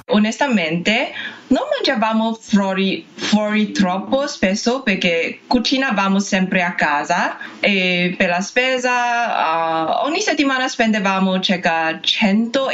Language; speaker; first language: Italian; non-native, learner; English